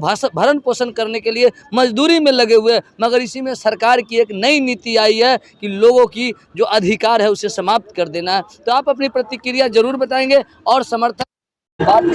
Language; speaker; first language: Hindi; native; Hindi